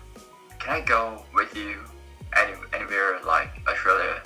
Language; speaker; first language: English; non-native, learner; Korean